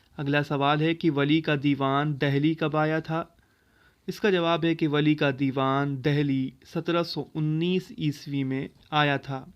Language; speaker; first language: Urdu; native; Urdu